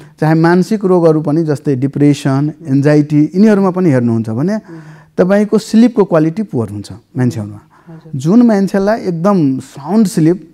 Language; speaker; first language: Nepali; non-native, local second language; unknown